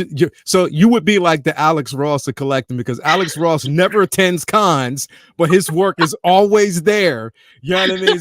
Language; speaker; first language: English; native; English